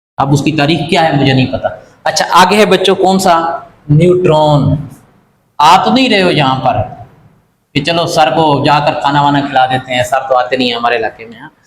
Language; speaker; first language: Urdu; native; Urdu